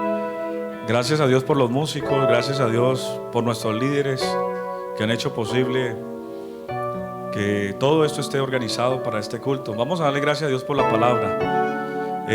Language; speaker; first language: Spanish; native; Spanish